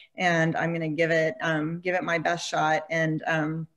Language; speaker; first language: English; native; English